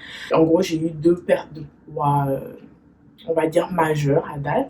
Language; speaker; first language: French; native; French